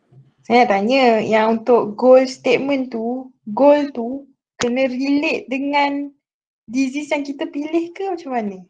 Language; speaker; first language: Malay; native; Malay